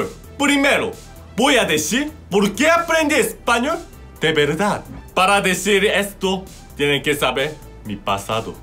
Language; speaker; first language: Spanish; non-native, fluent; Korean